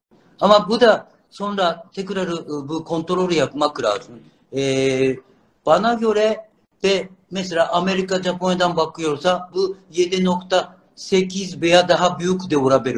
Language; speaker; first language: Turkish; non-native, learner; Japanese